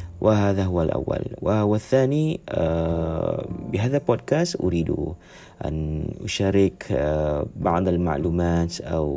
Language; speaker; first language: Arabic; non-native, learner; Malay